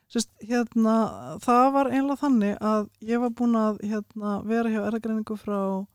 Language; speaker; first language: Icelandic; early bilingual, other home language; Russian